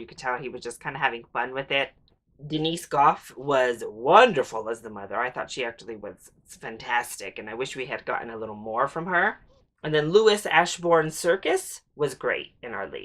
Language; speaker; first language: English; native; English